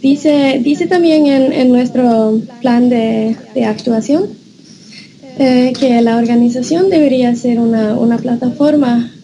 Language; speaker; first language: Spanish; non-native, fluent; Norwegian